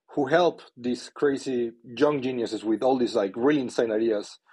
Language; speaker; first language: English; non-native, fluent; Spanish